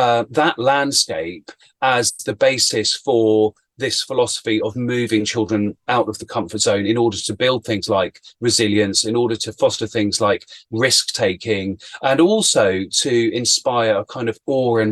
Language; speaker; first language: English; native; English